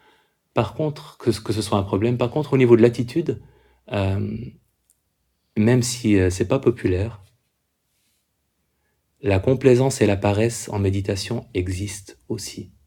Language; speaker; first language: French; native; French